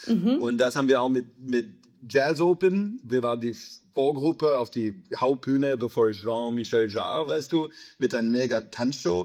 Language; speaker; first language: German; non-native, fluent; English